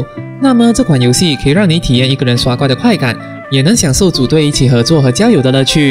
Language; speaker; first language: Chinese; native; Chinese